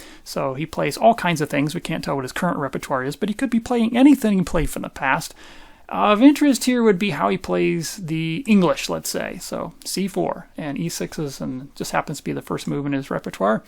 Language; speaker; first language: English; native; English